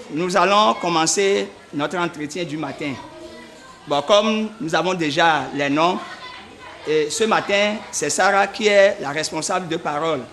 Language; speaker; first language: French; native; French